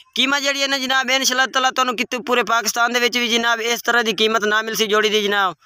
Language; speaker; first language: Urdu; non-native, local second language; Punjabi